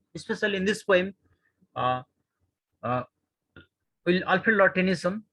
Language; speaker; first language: English; non-native, local second language; Nepali